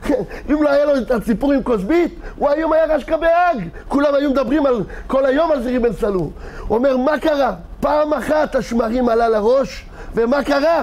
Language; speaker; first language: Hebrew; native; Hebrew